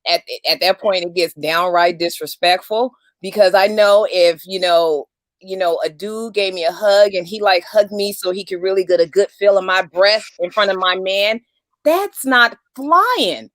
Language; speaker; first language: English; native; English